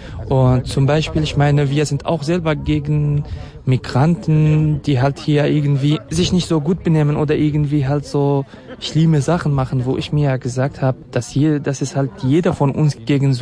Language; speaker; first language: German; non-native, fluent; Kurdish